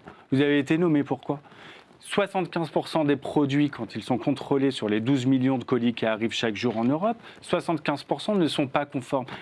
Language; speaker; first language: French; native; French